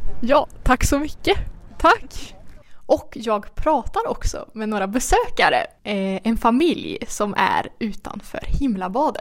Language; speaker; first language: Swedish; native; Swedish